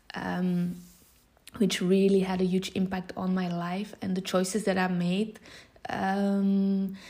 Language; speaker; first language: English; non-native, fluent; Dutch